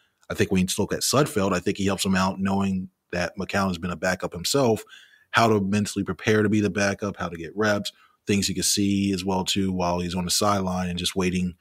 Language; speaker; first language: English; native; English